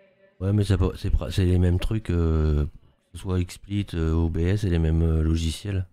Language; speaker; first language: French; native; French